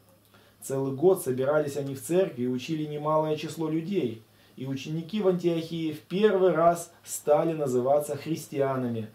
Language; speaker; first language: Russian; native; Russian